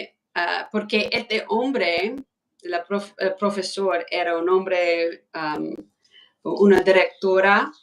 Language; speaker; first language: Spanish; non-native, fluent; English